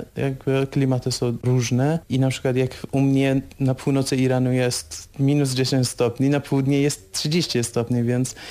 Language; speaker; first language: Polish; non-native, fluent; Persian